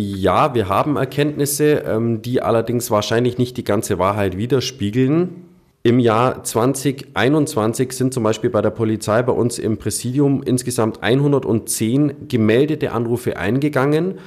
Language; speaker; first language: German; native; German